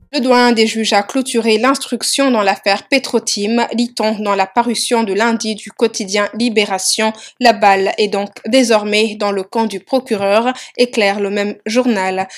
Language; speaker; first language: French; non-native, local second language; Wolof